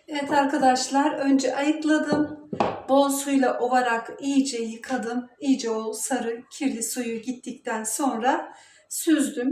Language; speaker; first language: Turkish; native; Turkish